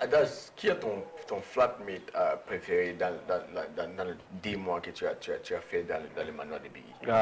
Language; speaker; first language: French; non-native, learner; English